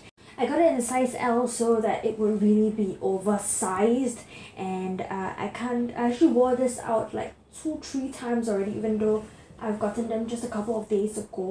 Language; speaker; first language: English; native; English